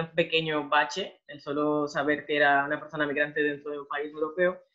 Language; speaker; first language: Spanish; native; Spanish